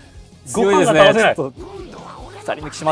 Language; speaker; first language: Japanese; native; Japanese